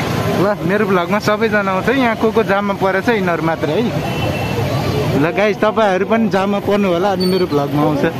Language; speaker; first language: Nepali; non-native, local second language; Newari